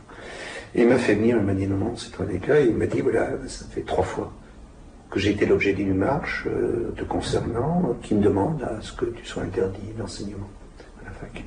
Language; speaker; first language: French; native; French